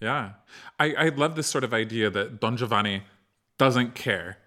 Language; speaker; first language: English; native; English